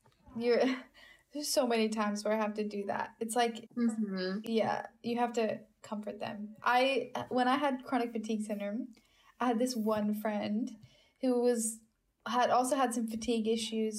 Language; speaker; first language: English; native; English